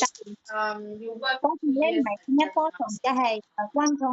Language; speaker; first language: Cantonese; non-native, learner; Indonesian